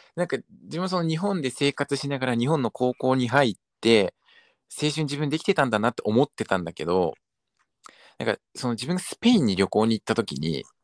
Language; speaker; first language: Japanese; early bilingual, other home language; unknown